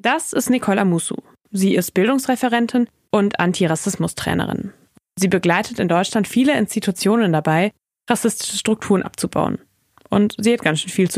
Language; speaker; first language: German; native; German